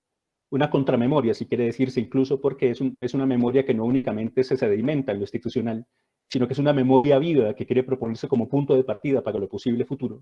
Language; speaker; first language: Spanish; native; Spanish